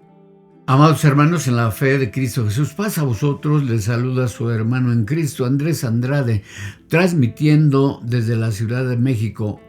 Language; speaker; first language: Spanish; native; Spanish